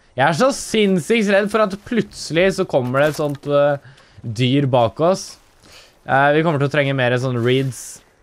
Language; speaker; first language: Norwegian; native; Norwegian